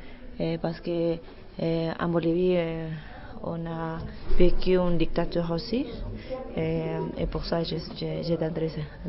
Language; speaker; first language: French; non-native, learner; Spanish